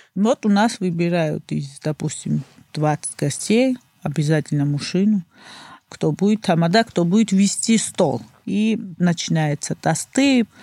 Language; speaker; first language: Russian; non-native, fluent; Georgian